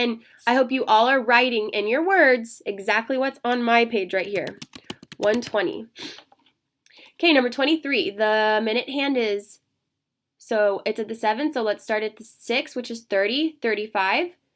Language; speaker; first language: English; native; English